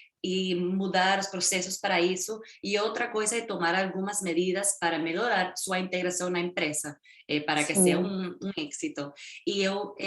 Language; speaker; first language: Portuguese; non-native, fluent; Spanish